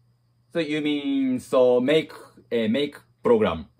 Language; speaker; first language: English; non-native, learner; Japanese